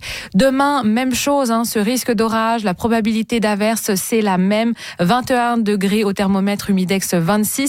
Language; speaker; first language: French; native; French